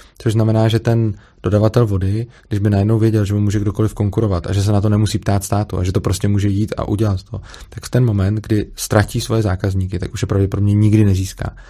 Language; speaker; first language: Czech; native; Czech